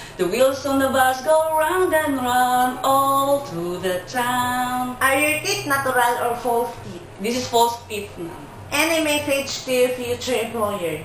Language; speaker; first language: English; non-native, local second language; Cebuano